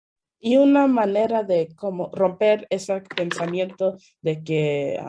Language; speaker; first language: Spanish; non-native, fluent; English